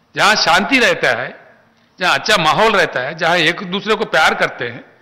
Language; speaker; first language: Hindi; non-native, local second language; Telugu